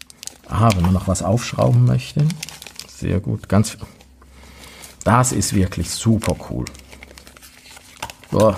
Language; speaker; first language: German; native; German